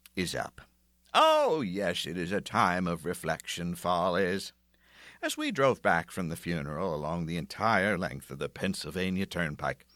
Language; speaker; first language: English; native; English